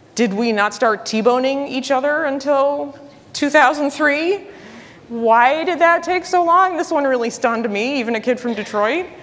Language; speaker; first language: English; native; English